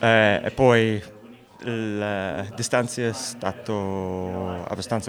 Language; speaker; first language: Italian; non-native, learner; English